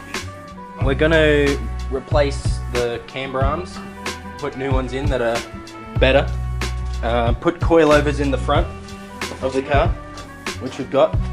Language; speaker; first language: English; native; English